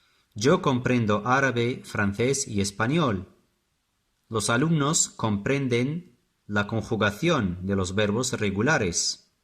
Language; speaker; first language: Spanish; non-native, fluent; Arabic